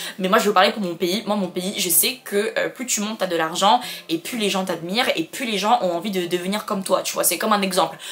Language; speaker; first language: French; non-native, fluent; Khmer